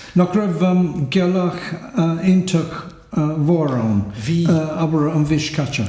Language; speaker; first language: Irish; native; Irish